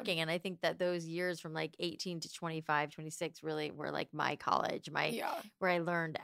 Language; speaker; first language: English; native; English